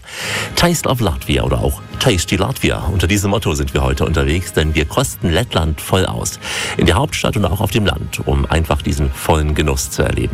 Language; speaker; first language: German; native; German